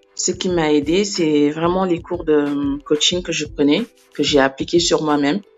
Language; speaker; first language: French; non-native, local second language; Wolof